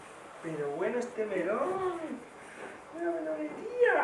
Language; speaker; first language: Spanish; native; Spanish